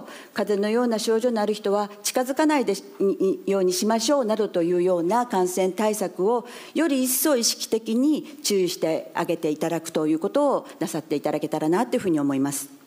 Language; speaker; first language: Japanese; native; Japanese